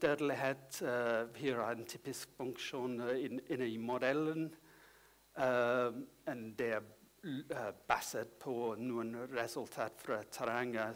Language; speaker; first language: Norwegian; non-native, learner; English